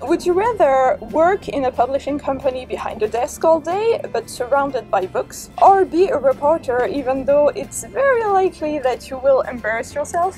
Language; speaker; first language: English; non-native, fluent; French